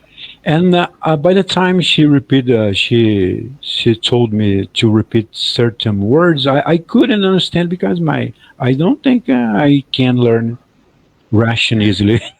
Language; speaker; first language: English; non-native, fluent; Portuguese